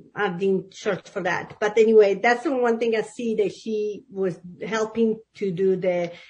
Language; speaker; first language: English; non-native, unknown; Italian